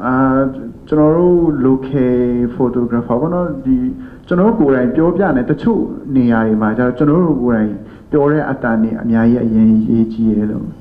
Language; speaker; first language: Burmese; non-native, local second language; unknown